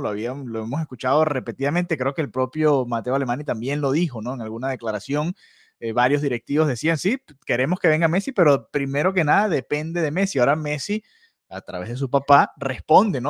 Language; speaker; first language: Spanish; native; Spanish